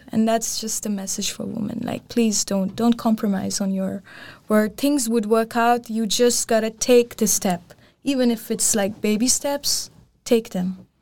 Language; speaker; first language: English; non-native, local second language; Urdu